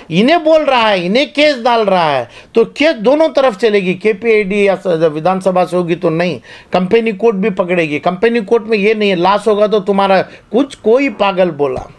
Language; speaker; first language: Hindi; non-native, local second language; Urdu